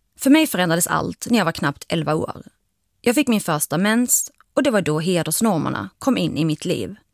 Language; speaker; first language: Swedish; early bilingual, other home language; Arabic